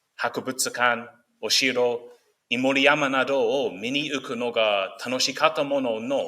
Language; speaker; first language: Japanese; non-native, fluent; English